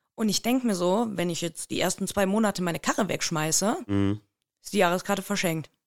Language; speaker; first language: German; native; German